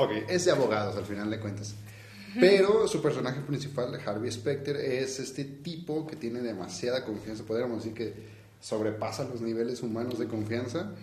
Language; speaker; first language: Spanish; native; Spanish